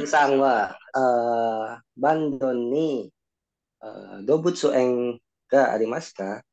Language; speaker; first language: Japanese; non-native, learner; Indonesian